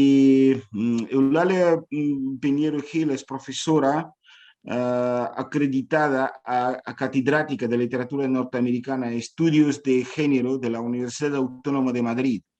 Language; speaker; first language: Spanish; non-native, fluent; Ukrainian